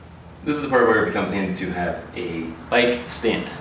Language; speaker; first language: English; native; English